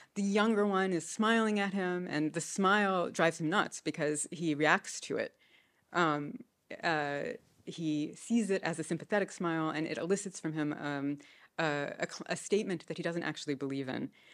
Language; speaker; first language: English; native; English